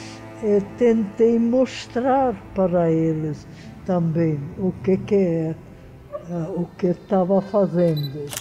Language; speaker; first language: Portuguese; non-native, fluent; Hungarian